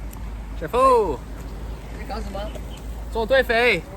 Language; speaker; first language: Chinese; non-native, fluent; English